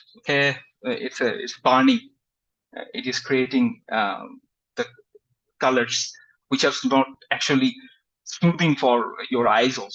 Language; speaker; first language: English; non-native, fluent; Bangla